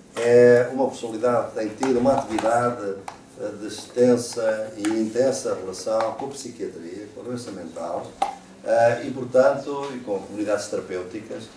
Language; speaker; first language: Portuguese; native; Portuguese